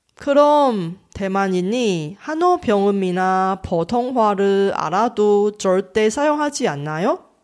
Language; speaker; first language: Korean; non-native, fluent; Chinese